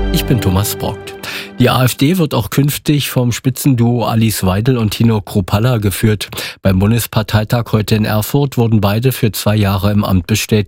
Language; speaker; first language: German; native; German